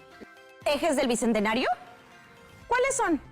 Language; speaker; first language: Spanish; native; Spanish